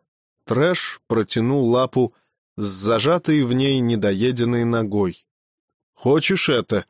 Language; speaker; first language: Russian; native; Russian